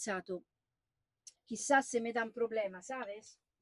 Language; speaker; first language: Spanish; non-native, learner; Italian